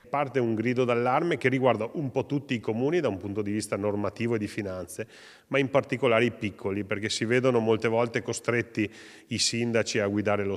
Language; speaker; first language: Italian; native; Italian